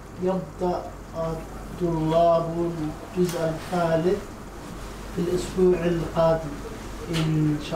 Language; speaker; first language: Arabic; non-native, learner; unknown